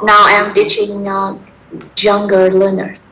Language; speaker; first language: English; non-native, fluent; Vietnamese